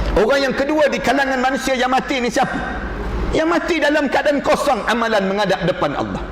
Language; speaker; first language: Malay; native; Malay